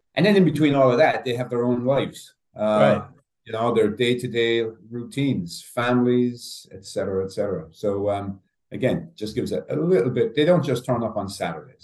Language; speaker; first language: English; native; English